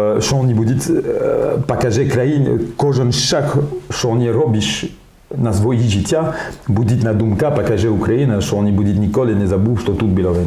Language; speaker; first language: Ukrainian; non-native, learner; French